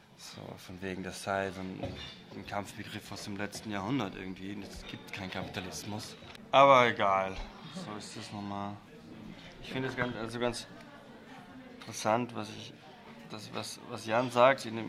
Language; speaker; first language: German; native; German